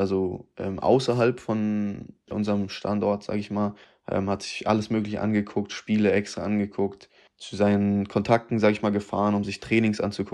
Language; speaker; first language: German; native; German